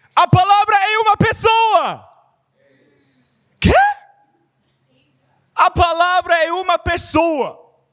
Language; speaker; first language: Portuguese; non-native, learner; English